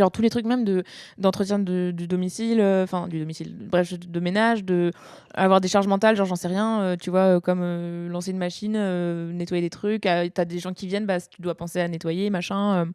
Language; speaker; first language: French; native; French